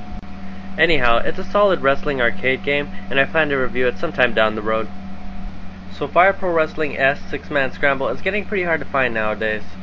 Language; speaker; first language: English; native; English